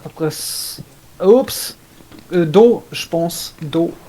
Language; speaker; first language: French; non-native, learner; German